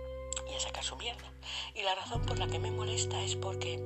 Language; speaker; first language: Spanish; native; Spanish